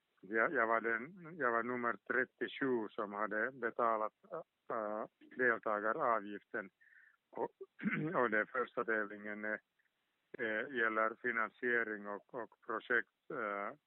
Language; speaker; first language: Swedish; non-native, local second language; Finnish